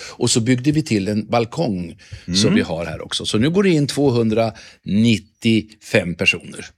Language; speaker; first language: Swedish; native; Swedish